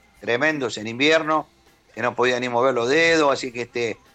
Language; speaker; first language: Spanish; native; Spanish